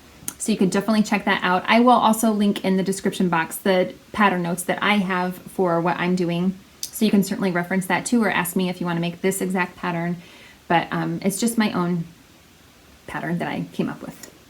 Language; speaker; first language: English; native; English